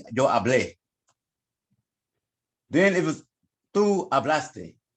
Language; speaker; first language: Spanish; non-native, learner; English